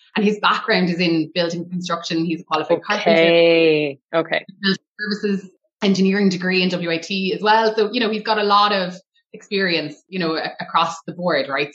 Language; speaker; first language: English; native; English